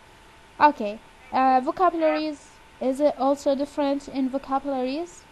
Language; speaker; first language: English; non-native, learner; Arabic